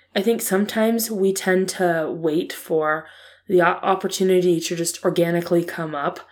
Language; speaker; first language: English; native; English